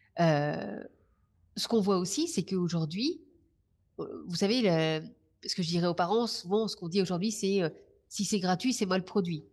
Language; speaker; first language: French; native; French